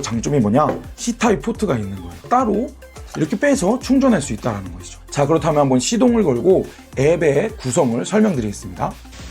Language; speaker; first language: Korean; native; Korean